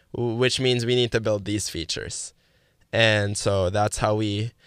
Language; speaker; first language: English; non-native, local second language; Filipino